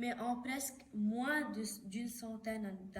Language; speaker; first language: French; non-native, local second language; Arabic